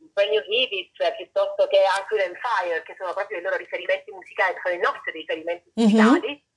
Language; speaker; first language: Italian; native; Italian